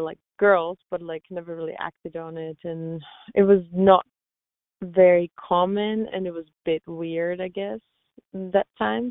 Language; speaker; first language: English; non-native, fluent; Czech